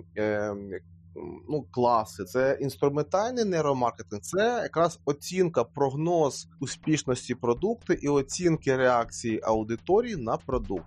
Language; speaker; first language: Ukrainian; native; Ukrainian